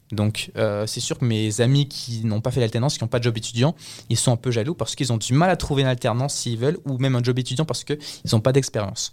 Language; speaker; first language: French; early bilingual, other home language; Spanish